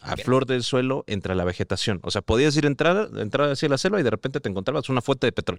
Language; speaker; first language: Spanish; native; Spanish